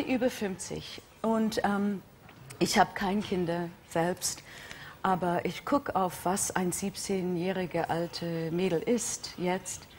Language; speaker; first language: German; non-native, fluent; English